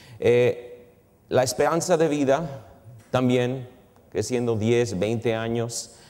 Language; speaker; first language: Spanish; early bilingual, heritage; Spanish